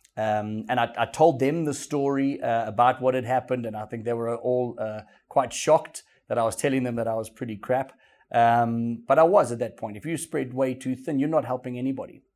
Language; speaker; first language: English; native; English